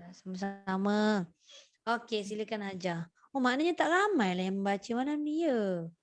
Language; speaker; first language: Malay; native; Malay